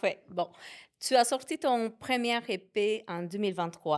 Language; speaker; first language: French; native; French